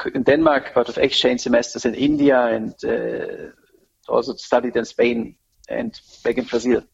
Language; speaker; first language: English; non-native, fluent; German